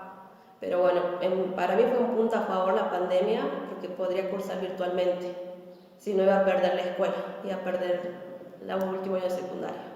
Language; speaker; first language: Spanish; native; Spanish